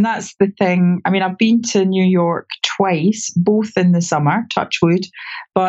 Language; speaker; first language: English; native; English